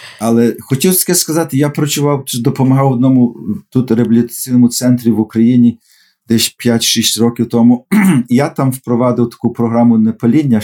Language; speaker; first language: Ukrainian; early bilingual, heritage; Ukrainian